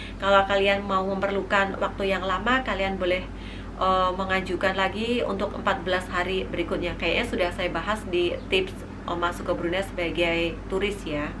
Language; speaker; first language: Indonesian; native; Indonesian